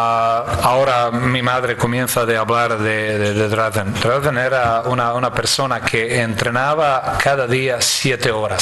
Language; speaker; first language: Spanish; non-native, fluent; Croatian